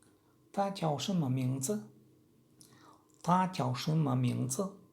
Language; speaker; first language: Chinese; non-native, learner; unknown